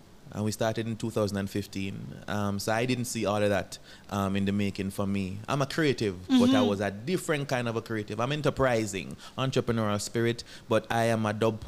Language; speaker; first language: English; non-native, local second language; Jamaican Creole English